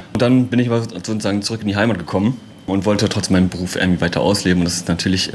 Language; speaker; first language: German; native; German